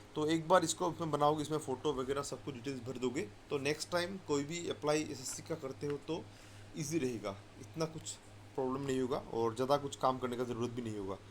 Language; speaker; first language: Hindi; non-native, local second language; Assamese